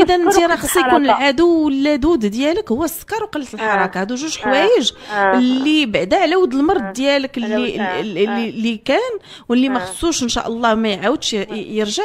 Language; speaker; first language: Arabic; native; Arabic